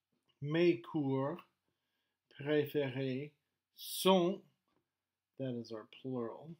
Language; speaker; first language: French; non-native, fluent; English